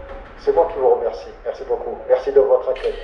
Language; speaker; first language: French; native; French